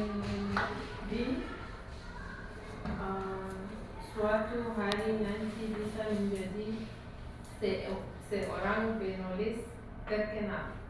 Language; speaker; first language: Indonesian; non-native, learner; Arabic